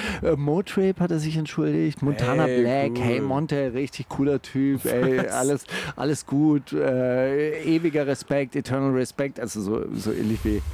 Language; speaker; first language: German; native; German